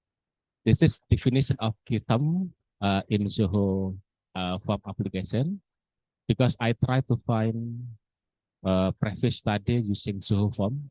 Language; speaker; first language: English; non-native, learner; Indonesian